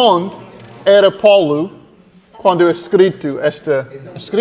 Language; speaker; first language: Portuguese; non-native, learner; English